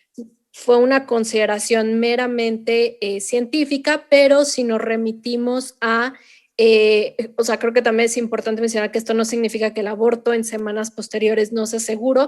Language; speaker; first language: Spanish; native; Spanish